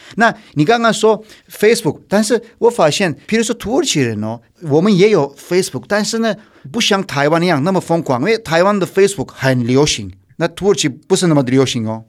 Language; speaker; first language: Chinese; non-native, fluent; Turkish